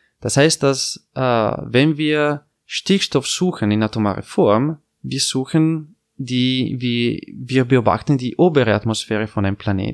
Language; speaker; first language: German; non-native, fluent; Italian